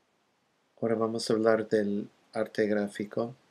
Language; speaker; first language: Spanish; non-native, fluent; English